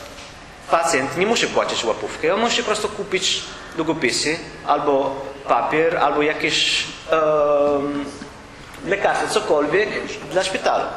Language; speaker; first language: Polish; non-native, learner; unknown